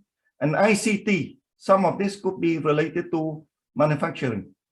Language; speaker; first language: English; non-native, fluent; Vietnamese